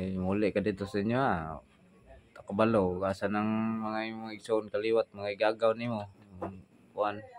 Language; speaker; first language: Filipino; non-native, local second language; Cebuano